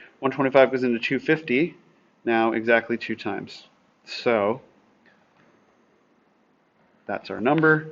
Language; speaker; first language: English; native; English